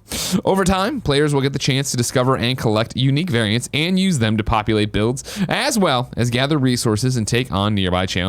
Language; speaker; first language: English; native; English